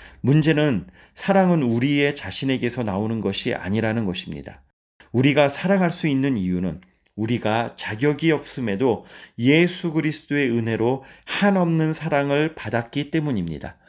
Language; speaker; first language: Korean; native; Korean